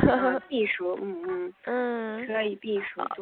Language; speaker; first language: Chinese; non-native, learner; Korean